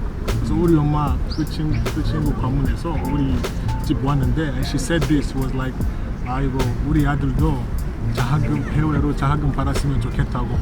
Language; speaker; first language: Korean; non-native, fluent; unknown